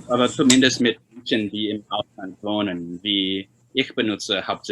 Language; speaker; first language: German; non-native, fluent; Chinese